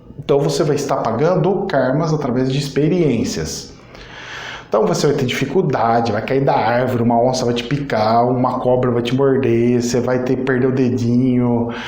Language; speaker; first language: Portuguese; native; Portuguese